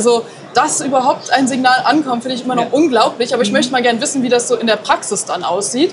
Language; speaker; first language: German; native; German